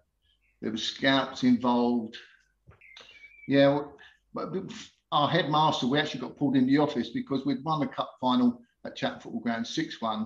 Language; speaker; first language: English; native; English